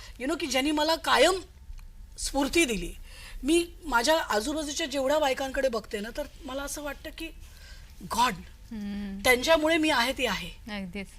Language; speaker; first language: Marathi; native; Marathi